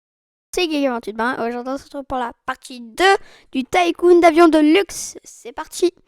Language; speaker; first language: French; native; French